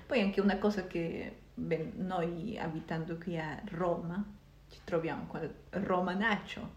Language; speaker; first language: Italian; non-native, fluent; Spanish